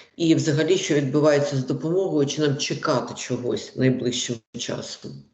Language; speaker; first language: Ukrainian; non-native, local second language; Russian